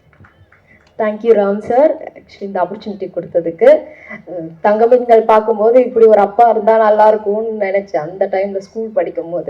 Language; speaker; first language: Tamil; non-native, learner; Malayalam